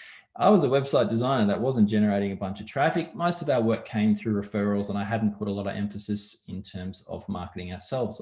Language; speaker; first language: English; native; English